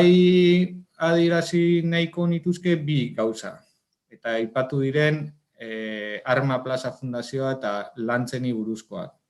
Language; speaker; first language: Basque; native; Basque